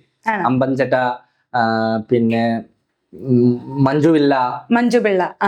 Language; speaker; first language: Malayalam; non-native, local second language; Bangla